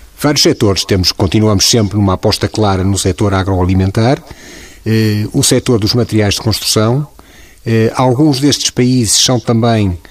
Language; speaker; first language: Portuguese; native; Portuguese